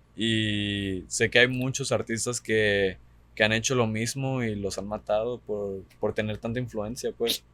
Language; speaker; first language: Spanish; early bilingual, heritage; Spanish